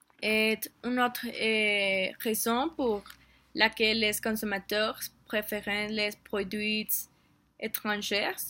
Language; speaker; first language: French; non-native, learner; Spanish